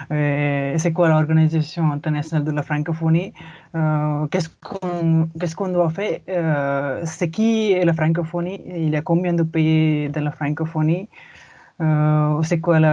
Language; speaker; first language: French; non-native, learner; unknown